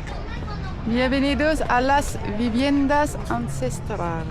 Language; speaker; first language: Spanish; non-native, learner; French